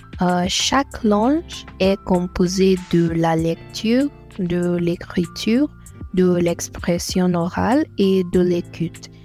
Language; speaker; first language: French; non-native, learner; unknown